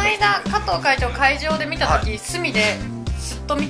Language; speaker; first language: Japanese; native; Japanese